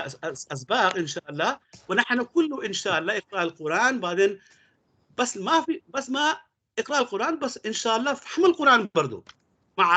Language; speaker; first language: Arabic; non-native, learner; Urdu